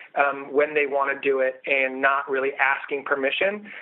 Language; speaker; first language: English; native; English